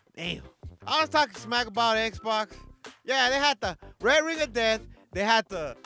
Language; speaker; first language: English; early bilingual, other home language; Spanish